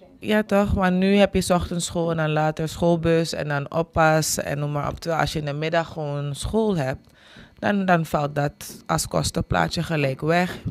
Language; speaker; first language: Dutch; native; Dutch